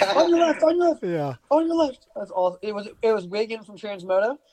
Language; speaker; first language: English; native; English